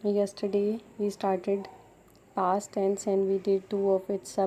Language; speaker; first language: English; non-native, local second language; Urdu